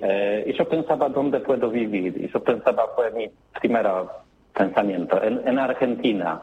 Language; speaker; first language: Spanish; non-native, learner; Polish